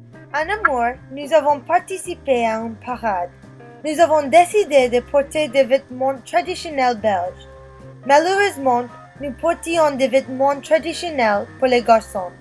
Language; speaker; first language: French; non-native, learner; English